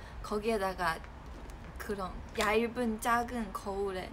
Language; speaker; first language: Korean; non-native, fluent; Chinese